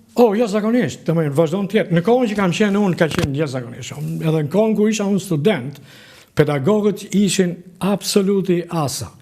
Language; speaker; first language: Albanian; native; Albanian